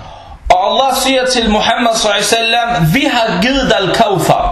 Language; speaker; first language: Danish; early bilingual, other home language; Arabic